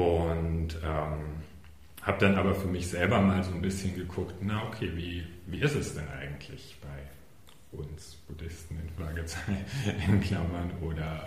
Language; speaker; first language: German; native; German